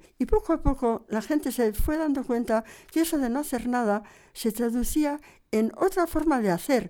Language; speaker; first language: Spanish; native; Spanish